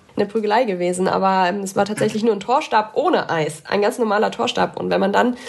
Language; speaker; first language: German; native; German